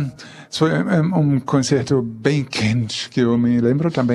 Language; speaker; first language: Portuguese; non-native, fluent; German